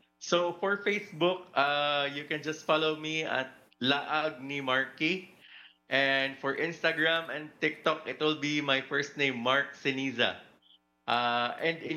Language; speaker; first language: English; non-native, local second language; Cebuano